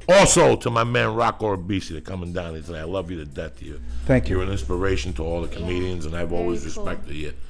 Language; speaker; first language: English; native; English